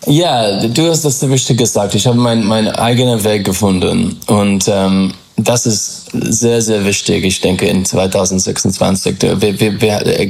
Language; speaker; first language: German; non-native, fluent; English